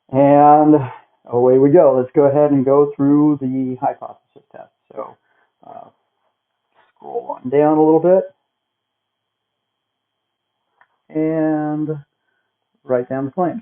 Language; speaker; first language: English; native; English